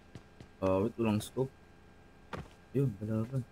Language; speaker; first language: Filipino; native; Filipino